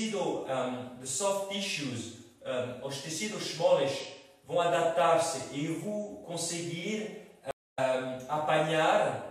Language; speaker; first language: Portuguese; non-native, fluent; French